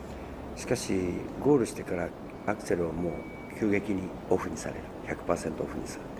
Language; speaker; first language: Japanese; native; Japanese